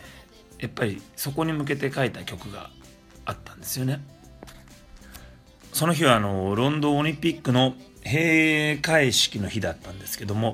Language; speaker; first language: Japanese; native; Japanese